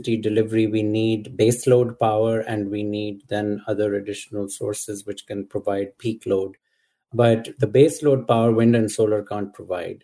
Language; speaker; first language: English; non-native, local second language; Urdu